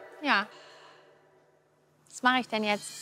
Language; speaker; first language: German; native; German